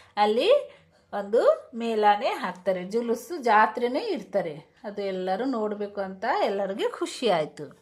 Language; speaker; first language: Kannada; non-native, local second language; Urdu